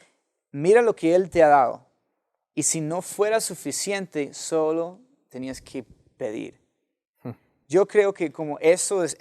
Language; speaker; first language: Spanish; non-native, fluent; English